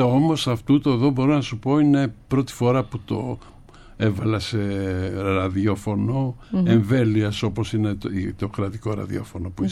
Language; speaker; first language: Greek; native; Greek